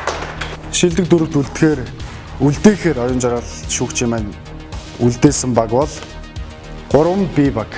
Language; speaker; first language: Mongolian; native; Mongolian